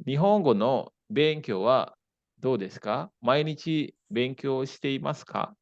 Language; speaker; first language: Japanese; non-native, fluent; Indonesian